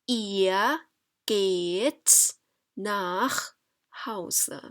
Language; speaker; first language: German; non-native, fluent; Thai